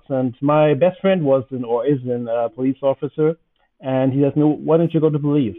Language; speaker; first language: English; non-native, fluent; German